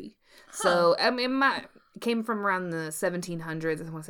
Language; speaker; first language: English; native; English